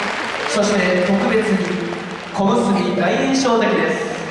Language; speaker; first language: Japanese; native; Japanese